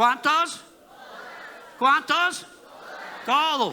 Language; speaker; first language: Spanish; non-native, learner; English